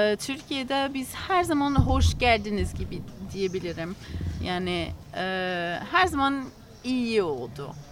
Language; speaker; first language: Turkish; non-native, learner; English